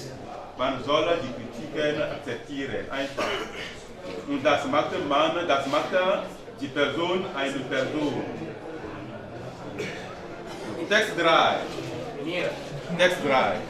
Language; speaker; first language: German; non-native, learner; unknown